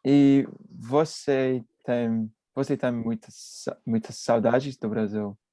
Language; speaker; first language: Portuguese; non-native, learner; English